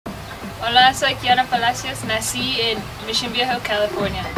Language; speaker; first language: Spanish; early bilingual, heritage; English